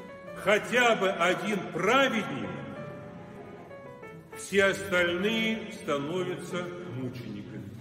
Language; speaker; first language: Russian; native; Russian